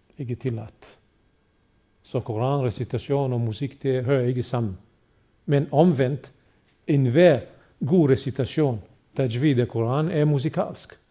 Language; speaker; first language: Danish; non-native, fluent; Bosnian